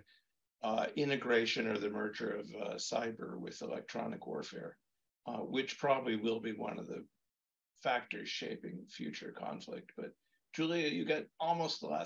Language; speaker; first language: English; native; English